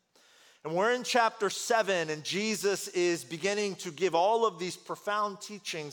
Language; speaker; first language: English; early bilingual, other home language; Korean